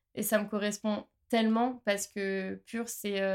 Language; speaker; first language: French; native; French